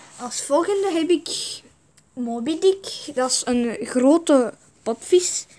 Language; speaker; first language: Dutch; non-native, fluent; Russian